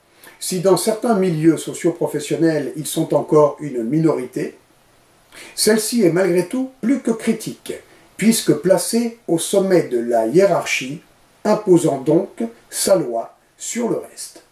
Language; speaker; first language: French; native; French